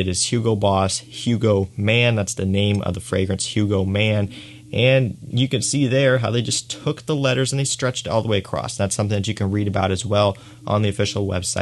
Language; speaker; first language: English; native; English